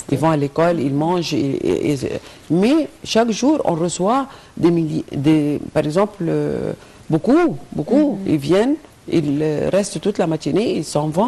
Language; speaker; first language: French; non-native, fluent; Arabic